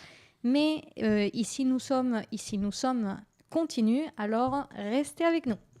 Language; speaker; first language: French; native; French